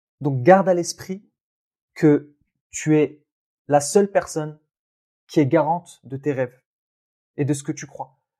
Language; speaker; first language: French; early bilingual, other home language; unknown